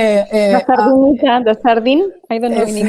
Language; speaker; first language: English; non-native, learner; Spanish